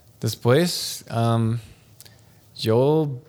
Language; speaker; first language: Spanish; non-native, learner; English